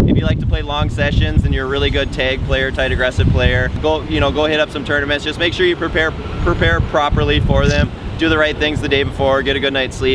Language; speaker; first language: English; native; English